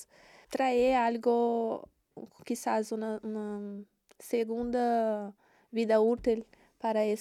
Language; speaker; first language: Spanish; non-native, learner; Portuguese